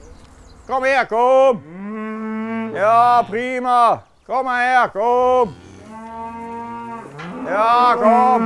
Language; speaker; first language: German; native; German